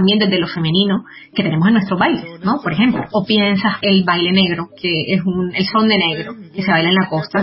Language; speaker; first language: Spanish; native; Spanish